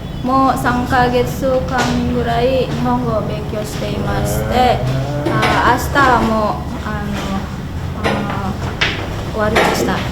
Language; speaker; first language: Japanese; non-native, learner; Indonesian